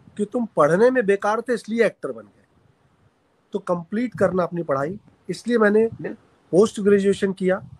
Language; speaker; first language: Hindi; native; Hindi